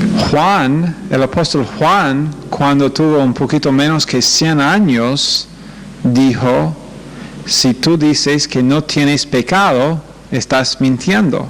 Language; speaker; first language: Spanish; non-native, fluent; English